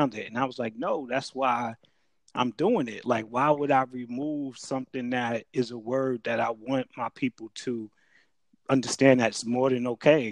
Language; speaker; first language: English; native; English